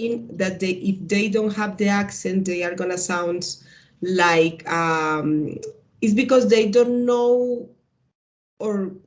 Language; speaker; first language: English; non-native, learner; Spanish